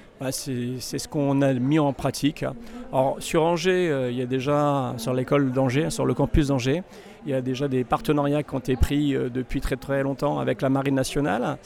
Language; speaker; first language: French; native; French